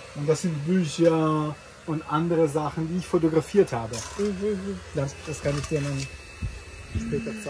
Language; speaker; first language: German; non-native, fluent; Italian